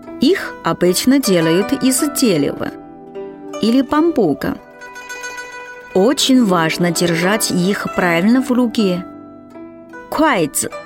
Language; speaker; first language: Russian; non-native, fluent; Chinese